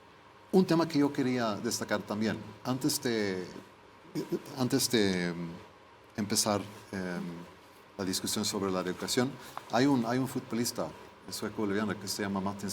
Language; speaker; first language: Spanish; non-native, fluent; Swedish